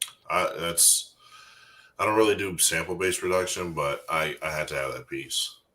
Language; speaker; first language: English; native; English